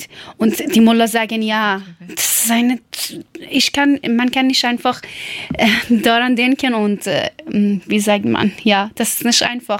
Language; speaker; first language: German; non-native, learner; Persian